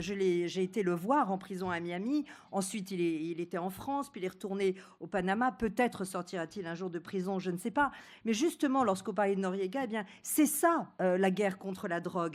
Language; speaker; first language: French; native; French